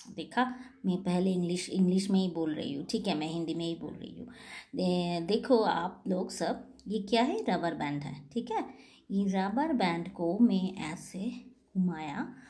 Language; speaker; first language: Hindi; non-native, local second language; Bangla